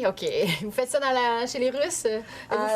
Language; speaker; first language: French; native; French